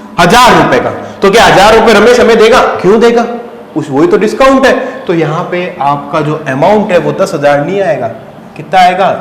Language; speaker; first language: Hindi; native; Hindi